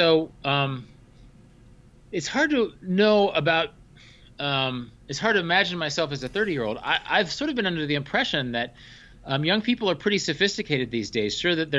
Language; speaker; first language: English; native; English